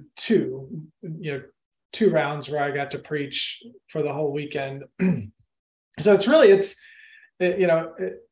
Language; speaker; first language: English; native; English